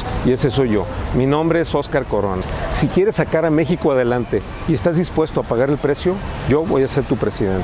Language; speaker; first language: Spanish; native; Spanish